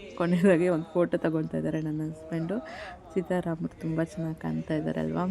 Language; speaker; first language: Kannada; native; Kannada